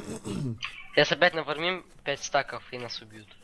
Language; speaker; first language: Russian; native; Russian